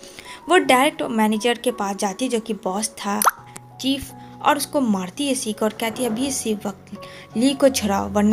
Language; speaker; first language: Hindi; native; Hindi